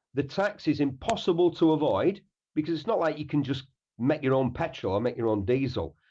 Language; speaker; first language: English; native; English